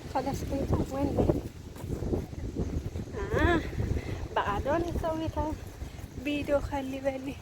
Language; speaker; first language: Arabic; non-native, learner; Amharic